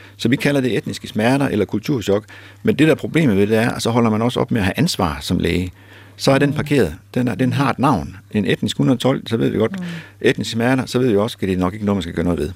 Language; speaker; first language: Danish; native; Danish